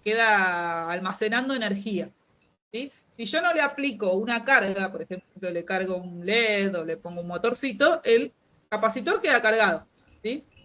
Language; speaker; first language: Spanish; native; Spanish